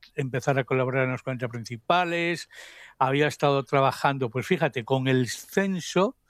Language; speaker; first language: Spanish; native; Spanish